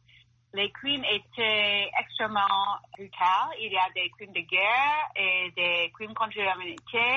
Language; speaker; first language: French; non-native, fluent; English